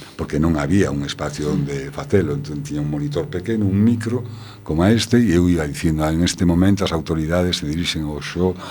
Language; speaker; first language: Galician; non-native, local second language; Spanish